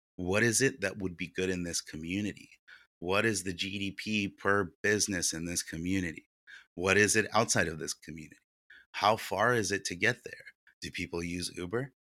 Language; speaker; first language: English; early bilingual, other home language; Russian